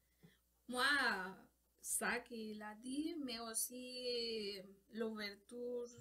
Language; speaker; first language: French; non-native, learner; Spanish